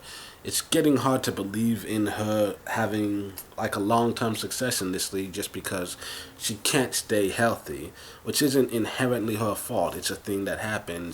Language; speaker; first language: English; native; English